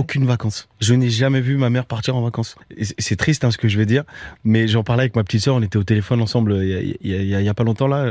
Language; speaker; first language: French; native; French